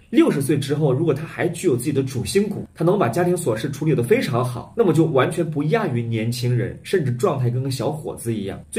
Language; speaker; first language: Chinese; native; Chinese